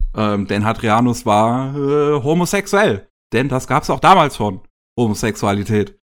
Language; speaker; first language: German; native; German